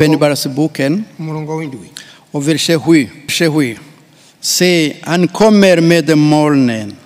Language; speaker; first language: Swedish; non-native, fluent; Rundi